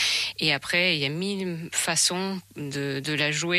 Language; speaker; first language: French; non-native, fluent; Russian